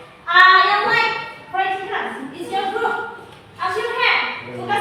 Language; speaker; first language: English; non-native, learner; Indonesian